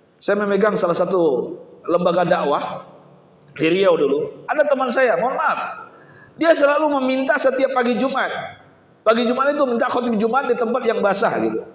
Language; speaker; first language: Indonesian; native; Indonesian